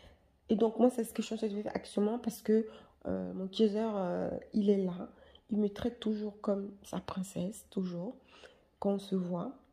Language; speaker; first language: French; native; French